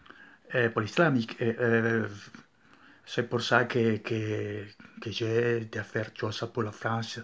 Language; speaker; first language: French; non-native, learner; Spanish